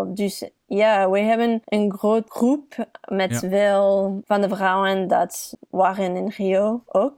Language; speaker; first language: Dutch; early bilingual, heritage; English